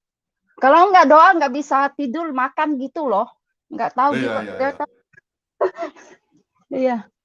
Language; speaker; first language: Indonesian; non-native, learner; Cantonese